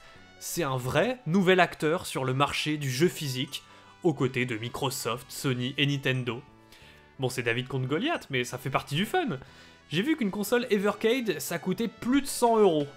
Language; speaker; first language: French; native; French